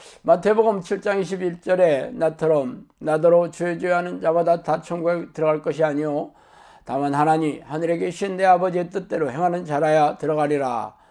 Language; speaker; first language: Korean; native; Korean